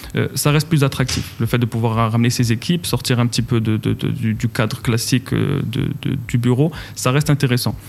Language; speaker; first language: French; non-native, local second language; Arabic